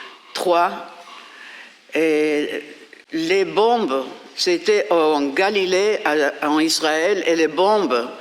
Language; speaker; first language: French; non-native, fluent; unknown